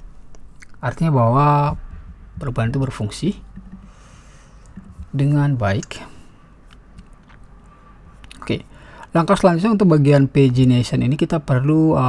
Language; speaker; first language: Indonesian; native; Indonesian